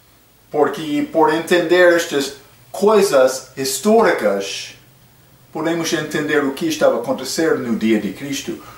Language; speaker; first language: Portuguese; non-native, fluent; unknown